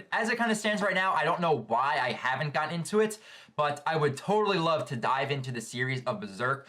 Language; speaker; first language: English; native; English